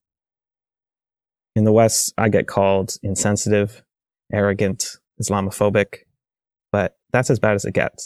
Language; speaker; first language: English; native; English